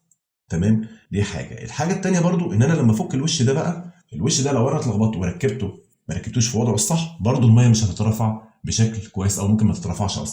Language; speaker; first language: Arabic; native; Arabic